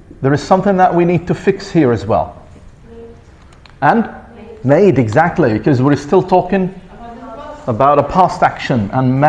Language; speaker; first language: English; non-native, fluent; Arabic